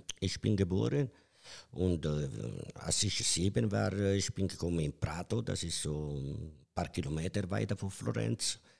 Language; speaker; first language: German; non-native, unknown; Italian